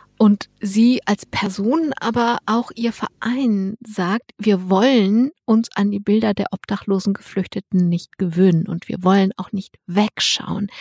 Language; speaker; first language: German; native; German